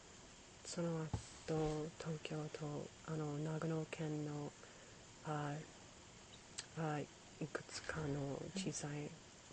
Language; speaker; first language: Japanese; non-native, learner; English